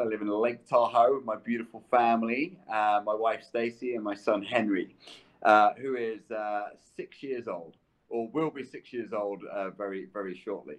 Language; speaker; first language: English; native; English